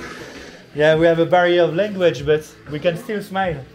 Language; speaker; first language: English; non-native, fluent; French